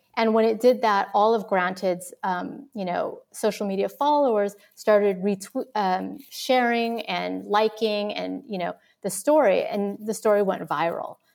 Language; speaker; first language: English; early bilingual, other home language; Vietnamese